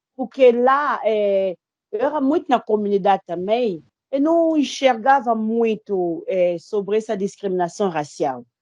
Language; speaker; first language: Portuguese; non-native, fluent; Lingala